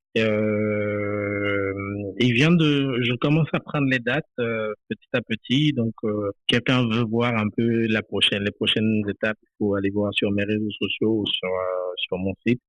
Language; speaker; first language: French; non-native, local second language; Haitian Creole